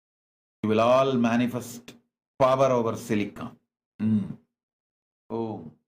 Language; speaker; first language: English; non-native, local second language; Tamil